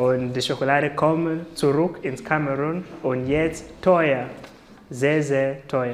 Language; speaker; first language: German; non-native, learner; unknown